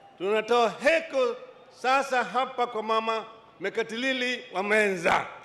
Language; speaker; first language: Swahili; non-native, local second language; Luo (Kenya and Tanzania)